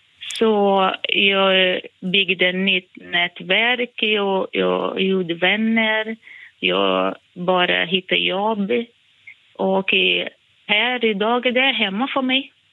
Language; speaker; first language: Swedish; non-native, fluent; Portuguese